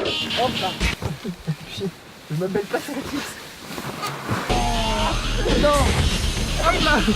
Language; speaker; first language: French; non-native, learner; Nepali